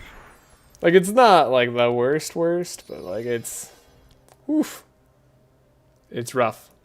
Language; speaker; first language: English; native; English